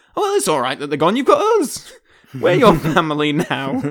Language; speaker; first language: English; native; English